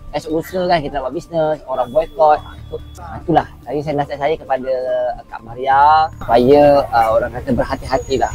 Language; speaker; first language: Malay; native; Malay